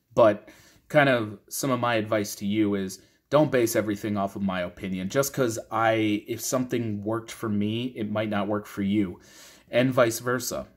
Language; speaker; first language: English; native; English